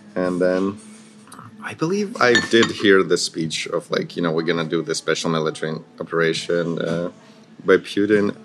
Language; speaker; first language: English; non-native, fluent; Ukrainian